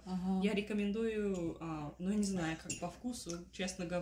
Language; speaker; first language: Russian; early bilingual, heritage; Russian